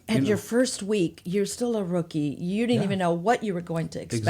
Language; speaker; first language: English; native; English